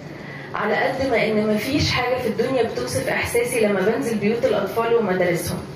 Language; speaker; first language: Arabic; native; Arabic